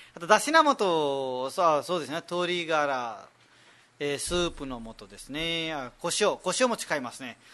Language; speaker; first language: Japanese; non-native, fluent; Nepali